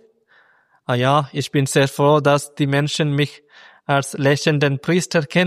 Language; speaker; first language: German; non-native, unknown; Malayalam